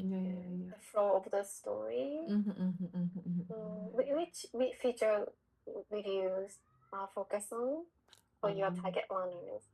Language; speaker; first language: English; non-native, learner; Japanese